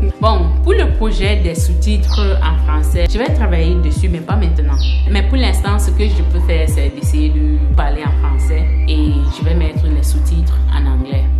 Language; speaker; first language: French; non-native, local second language; English